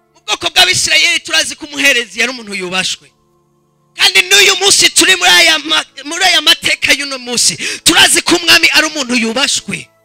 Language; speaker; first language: Rundi; native; Rundi